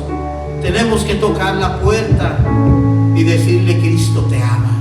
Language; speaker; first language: Spanish; native; Spanish